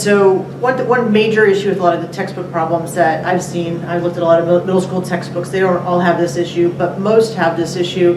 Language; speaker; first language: English; native; English